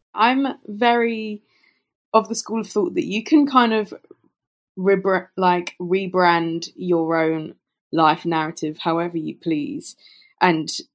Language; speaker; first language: English; native; English